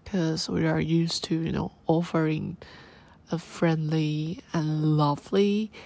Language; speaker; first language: English; non-native, learner; Chinese